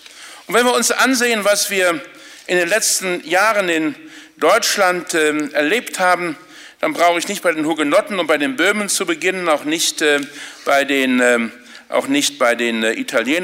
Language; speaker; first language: German; native; German